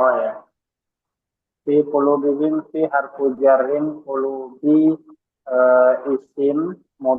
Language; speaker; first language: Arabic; non-native, learner; Indonesian